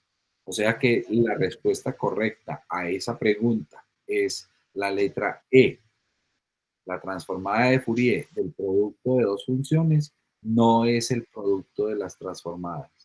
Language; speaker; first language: Spanish; native; Spanish